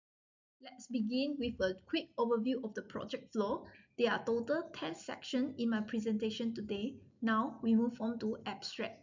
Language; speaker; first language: English; non-native, local second language; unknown